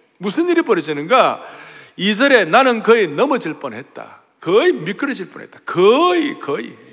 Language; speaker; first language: Korean; native; Korean